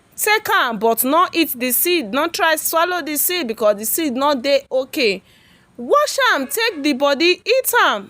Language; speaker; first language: Nigerian Pidgin; native; Nigerian Pidgin